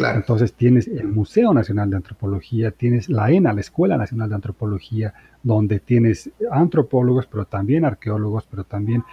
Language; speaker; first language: Spanish; native; Spanish